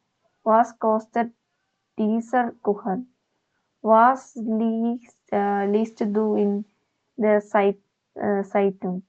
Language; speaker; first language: German; non-native, learner; Malayalam